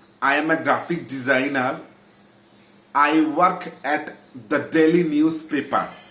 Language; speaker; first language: English; non-native, local second language; Bangla